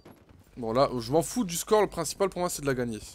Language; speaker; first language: French; native; French